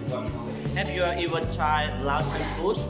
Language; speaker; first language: English; non-native, learner; Lao